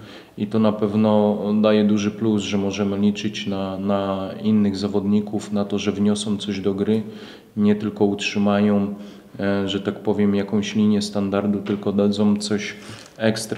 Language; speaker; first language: Polish; native; Polish